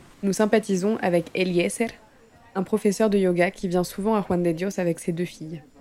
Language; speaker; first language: French; native; French